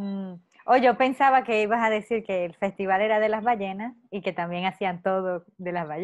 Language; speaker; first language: Spanish; early bilingual, heritage; Spanish